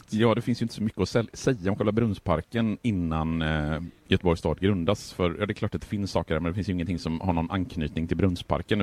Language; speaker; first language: Swedish; native; Swedish